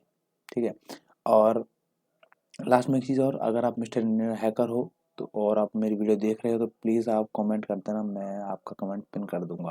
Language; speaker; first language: Hindi; native; Hindi